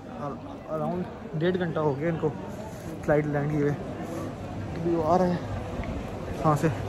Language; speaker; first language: Urdu; native; Urdu